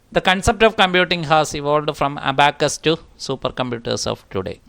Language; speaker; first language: English; non-native, local second language; Malayalam